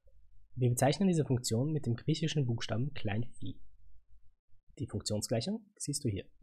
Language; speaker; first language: German; native; German